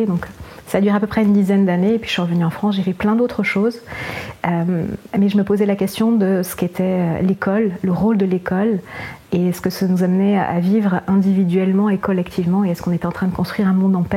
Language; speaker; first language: French; native; French